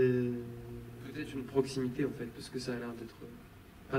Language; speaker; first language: French; native; French